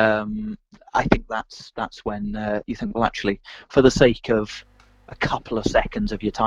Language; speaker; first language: English; native; English